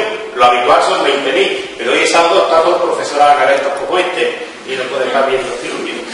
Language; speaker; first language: Spanish; native; Spanish